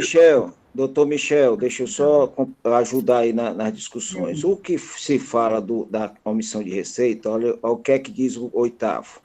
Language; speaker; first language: Portuguese; native; Portuguese